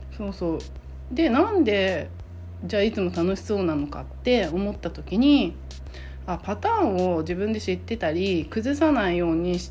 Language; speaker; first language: Japanese; native; Japanese